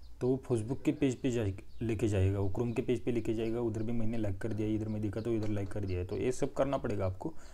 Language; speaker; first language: Hindi; non-native, local second language; Marathi